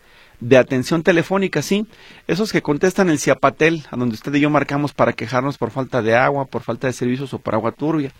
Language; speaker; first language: Spanish; native; Spanish